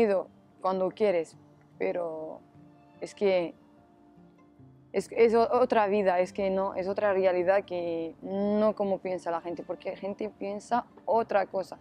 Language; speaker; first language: Spanish; non-native, learner; Arabic